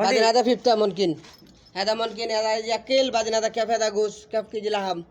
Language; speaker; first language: Arabic; non-native, learner; Urdu